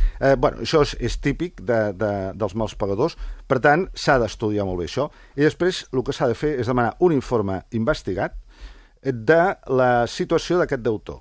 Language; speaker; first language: Catalan; non-native, local second language; Spanish